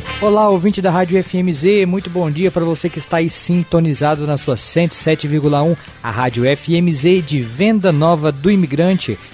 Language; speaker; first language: Portuguese; native; Portuguese